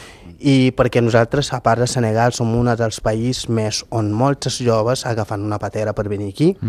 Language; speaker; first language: Catalan; non-native, local second language; Fula